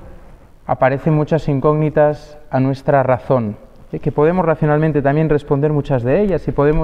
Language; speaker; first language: Spanish; native; Spanish